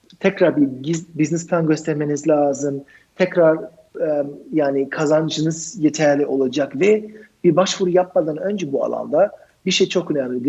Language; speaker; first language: Turkish; non-native, fluent; German